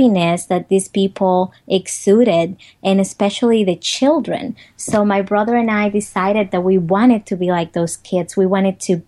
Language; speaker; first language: English; non-native, fluent; Spanish